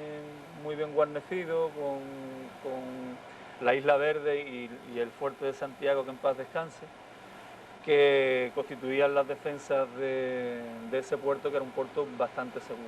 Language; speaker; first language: Spanish; native; Spanish